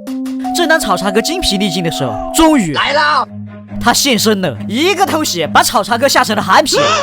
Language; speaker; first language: Chinese; native; Chinese